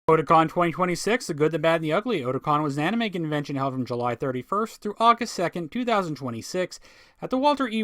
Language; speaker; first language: English; native; English